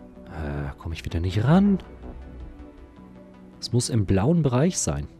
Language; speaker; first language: German; native; German